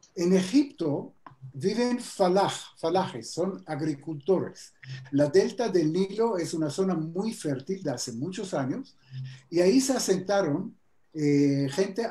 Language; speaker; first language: Spanish; non-native, fluent; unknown